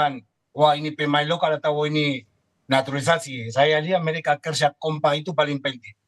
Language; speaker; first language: Indonesian; non-native, fluent; Spanish